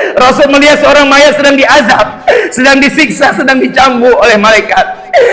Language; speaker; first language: Indonesian; non-native, local second language; Achinese